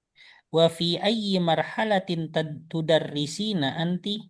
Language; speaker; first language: Arabic; non-native, fluent; Indonesian